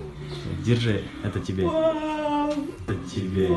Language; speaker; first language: Russian; non-native, local second language; Kyrgyz